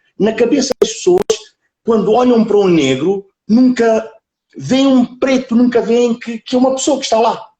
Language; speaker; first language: Portuguese; early bilingual, other home language; Kabuverdianu